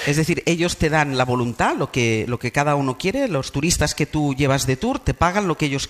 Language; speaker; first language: Spanish; native; Spanish